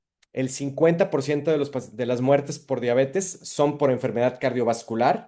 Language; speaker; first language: Spanish; native; Spanish